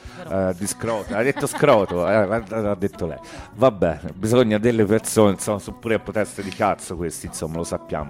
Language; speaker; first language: Italian; native; Italian